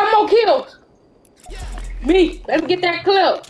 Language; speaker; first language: English; native; English